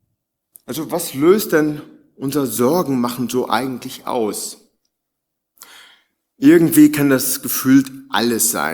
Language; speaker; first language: German; native; German